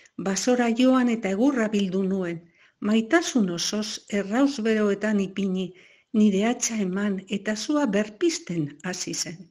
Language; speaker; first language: Basque; non-native, local second language; Spanish